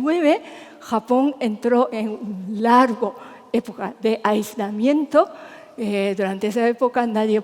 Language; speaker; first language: Spanish; non-native, fluent; Japanese